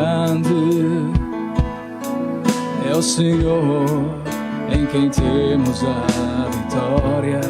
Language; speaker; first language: Portuguese; native; Portuguese